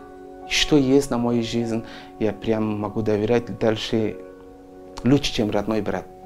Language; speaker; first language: Russian; non-native, learner; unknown